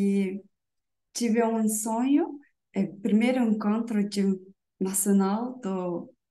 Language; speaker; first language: Portuguese; non-native, learner; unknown